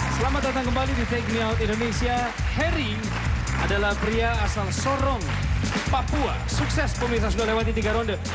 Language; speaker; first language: Indonesian; native; Indonesian